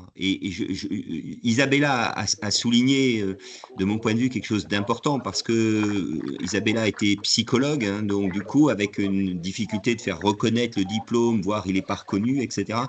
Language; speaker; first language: French; native; French